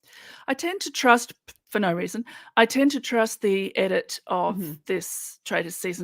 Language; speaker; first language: English; native; English